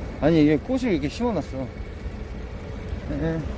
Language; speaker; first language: Korean; native; Korean